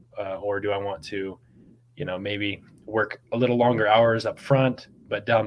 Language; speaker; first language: English; native; English